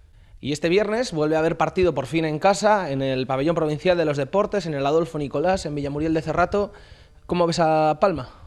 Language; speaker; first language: Spanish; native; Spanish